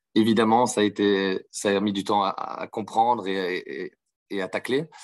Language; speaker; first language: French; native; French